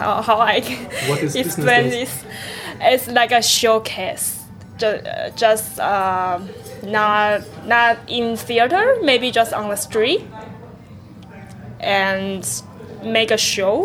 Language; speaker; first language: English; non-native, learner; Chinese